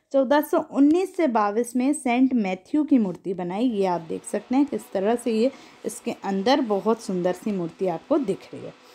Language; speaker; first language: Hindi; native; Hindi